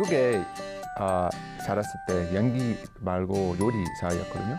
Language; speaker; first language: Korean; non-native, fluent; English